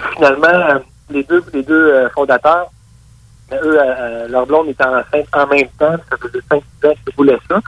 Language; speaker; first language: French; native; French